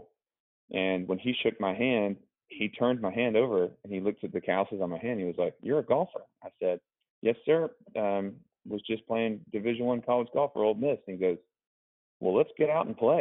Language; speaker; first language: English; native; English